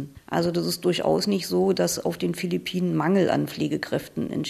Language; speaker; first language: German; native; German